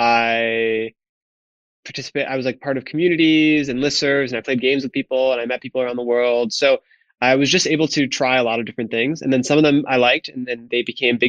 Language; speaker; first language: English; native; English